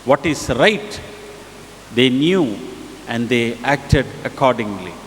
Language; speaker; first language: English; non-native, local second language; Tamil